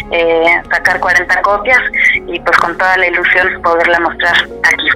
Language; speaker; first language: Spanish; native; Spanish